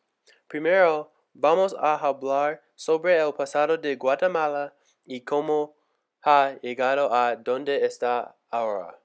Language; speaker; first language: Spanish; non-native, learner; English